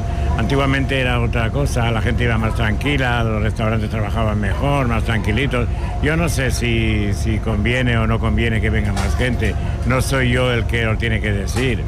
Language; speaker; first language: Spanish; native; Spanish